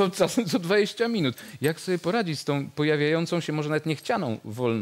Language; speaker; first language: Polish; native; Polish